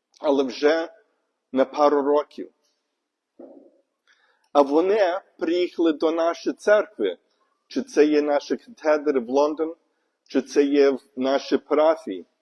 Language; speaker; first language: Ukrainian; non-native, learner; English